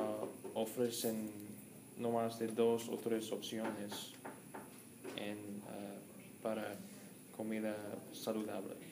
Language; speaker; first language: Spanish; non-native, learner; English